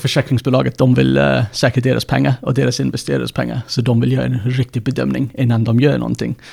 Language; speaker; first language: Swedish; non-native, fluent; English